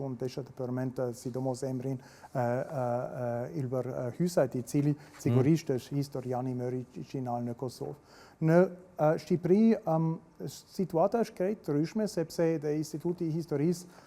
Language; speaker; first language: Albanian; non-native, fluent; German